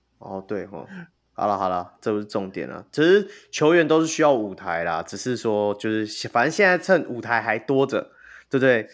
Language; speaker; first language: Chinese; native; Chinese